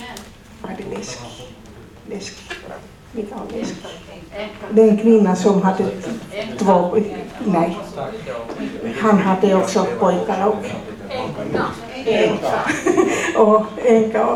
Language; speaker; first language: Swedish; non-native, fluent; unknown